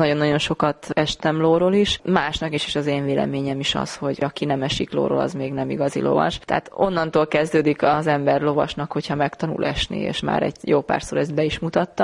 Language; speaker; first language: Hungarian; native; Hungarian